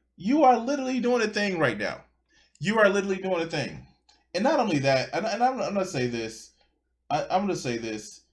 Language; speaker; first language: English; native; English